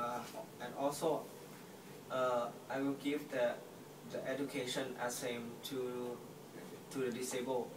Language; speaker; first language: English; non-native, learner; Thai